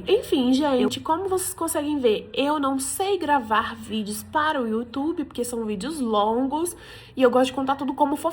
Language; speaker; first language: Portuguese; native; Portuguese